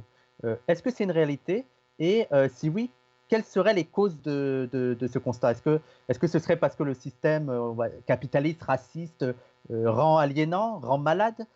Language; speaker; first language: French; native; French